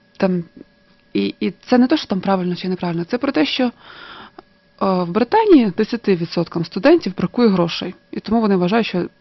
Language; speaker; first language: Ukrainian; native; Ukrainian